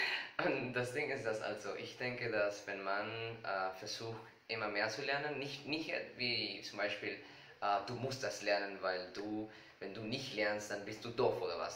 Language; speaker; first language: German; non-native, learner; Spanish